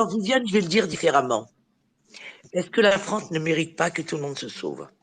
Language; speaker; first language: French; early bilingual, other home language; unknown